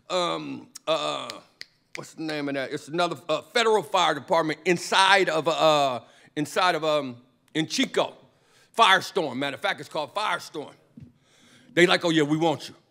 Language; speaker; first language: English; native; English